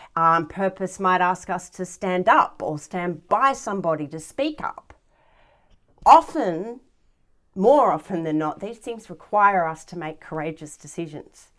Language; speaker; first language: English; native; English